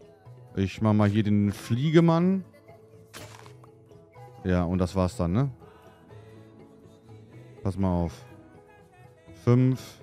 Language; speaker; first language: German; native; German